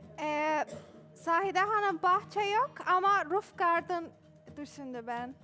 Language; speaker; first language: Turkish; non-native, learner; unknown